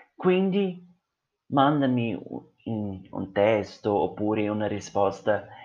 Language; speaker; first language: Italian; non-native, fluent; Portuguese